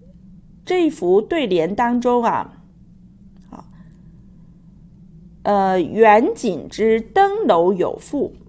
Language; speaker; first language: Chinese; native; Chinese